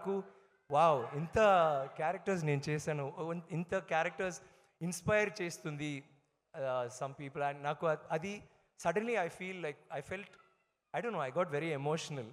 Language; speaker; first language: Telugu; non-native, learner; Tamil